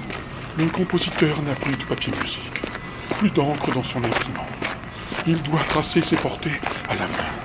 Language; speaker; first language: French; native; French